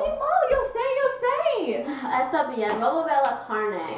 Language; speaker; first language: Spanish; non-native, learner; English